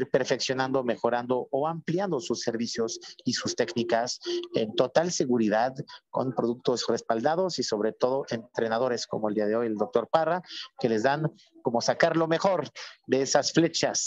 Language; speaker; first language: Spanish; native; Spanish